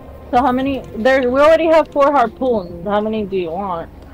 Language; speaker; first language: English; early bilingual, other home language; Spanish